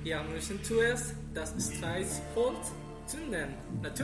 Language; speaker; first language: German; non-native, learner; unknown